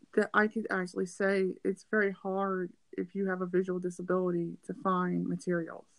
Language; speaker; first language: English; native; English